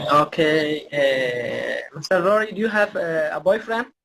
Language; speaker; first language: English; non-native, learner; Somali